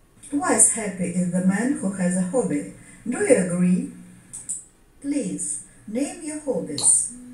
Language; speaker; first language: English; non-native, fluent; Ukrainian